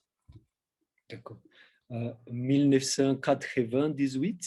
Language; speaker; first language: French; non-native, learner; Portuguese